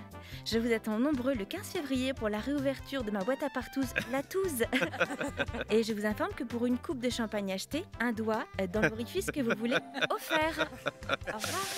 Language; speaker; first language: French; native; French